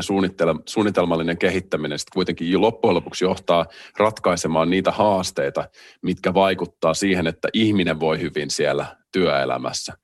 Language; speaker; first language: Finnish; native; Finnish